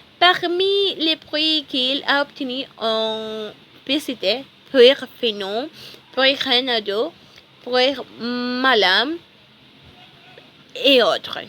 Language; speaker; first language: French; non-native, learner; Spanish